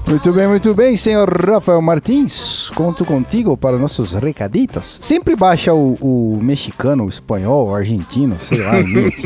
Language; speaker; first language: Portuguese; native; Portuguese